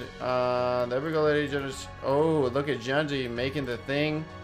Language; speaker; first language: English; early bilingual, other home language; Spanish